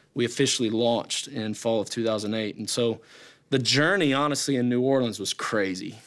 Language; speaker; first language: English; native; English